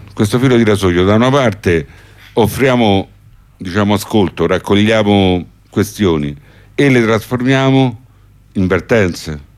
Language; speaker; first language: Italian; native; Italian